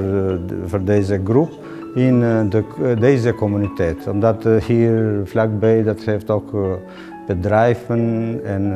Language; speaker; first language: Dutch; non-native, learner; Albanian